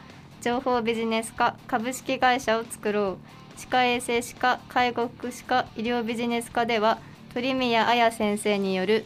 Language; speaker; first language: Japanese; native; Japanese